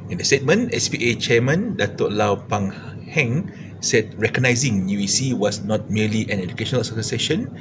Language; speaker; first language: English; non-native, local second language; Malay